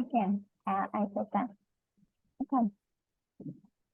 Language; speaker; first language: English; non-native, learner; Indonesian